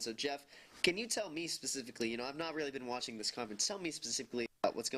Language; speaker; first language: English; native; English